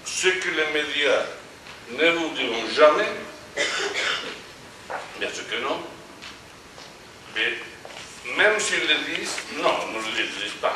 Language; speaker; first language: French; non-native, fluent; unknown